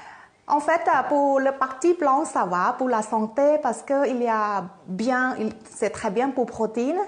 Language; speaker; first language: French; non-native, fluent; Thai